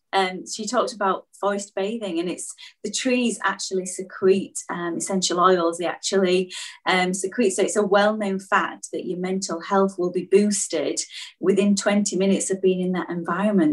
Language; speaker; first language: English; native; English